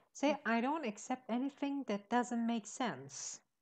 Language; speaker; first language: English; non-native, fluent; Persian